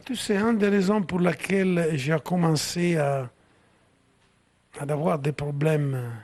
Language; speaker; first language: French; non-native, fluent; Italian